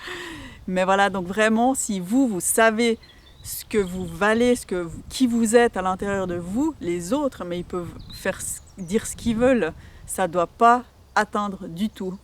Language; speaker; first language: French; native; French